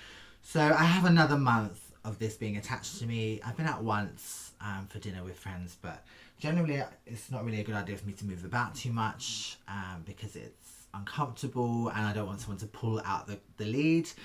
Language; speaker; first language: English; native; English